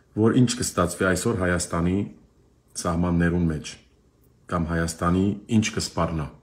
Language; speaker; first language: Armenian; early bilingual, heritage; Armenian